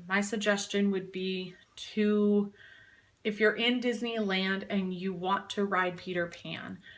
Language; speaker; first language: English; native; English